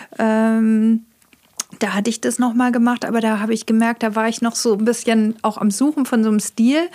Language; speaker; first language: German; native; German